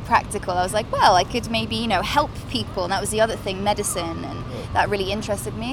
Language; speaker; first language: English; native; English